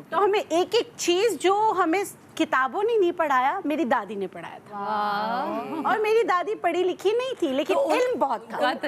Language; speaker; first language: Urdu; non-native, local second language; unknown